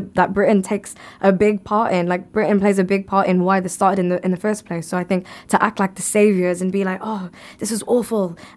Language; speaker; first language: English; native; English